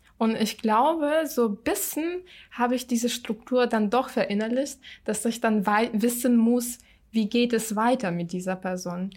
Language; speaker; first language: German; non-native, fluent; Ukrainian